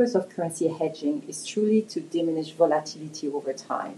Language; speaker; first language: English; non-native, fluent; French